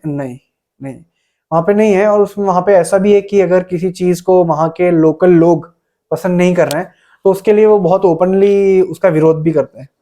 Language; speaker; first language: Hindi; native; Hindi